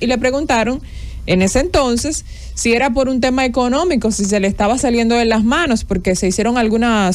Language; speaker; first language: Spanish; native; Spanish